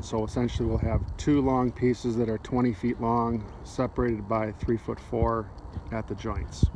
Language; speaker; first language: English; native; English